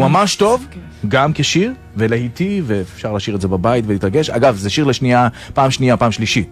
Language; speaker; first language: Hebrew; native; Hebrew